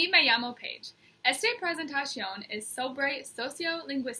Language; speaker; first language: Spanish; non-native, learner; English